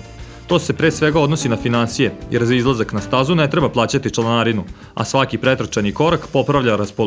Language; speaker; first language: Serbian; native; Serbian